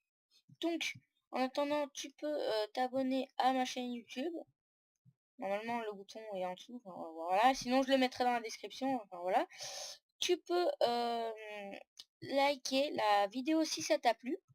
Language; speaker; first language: French; native; French